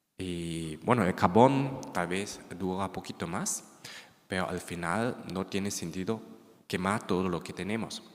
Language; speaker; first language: Spanish; non-native, fluent; German